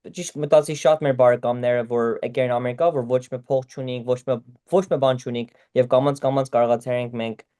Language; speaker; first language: Armenian; early bilingual, heritage; Armenian